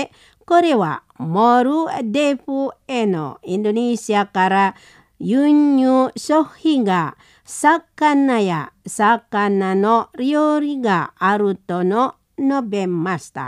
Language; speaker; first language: Japanese; non-native, fluent; Indonesian